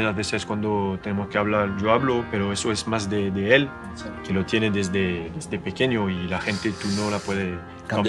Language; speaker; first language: Spanish; non-native, learner; French